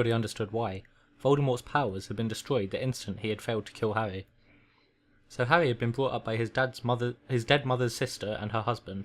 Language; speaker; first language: English; native; English